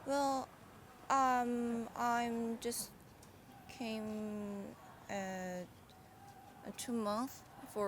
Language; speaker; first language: English; non-native, learner; Korean